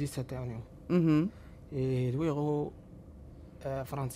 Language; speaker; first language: Spanish; non-native, learner; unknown